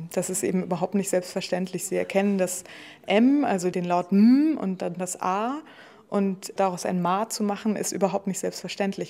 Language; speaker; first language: German; native; German